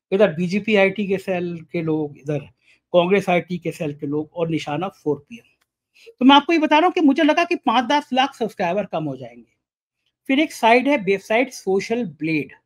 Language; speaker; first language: Hindi; native; Hindi